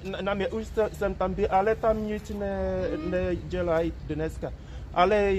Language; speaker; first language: Czech; non-native, learner; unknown